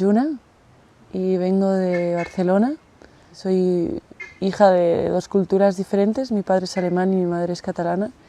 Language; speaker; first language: Spanish; non-native, local second language; Catalan